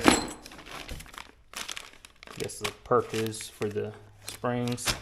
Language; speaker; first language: English; native; English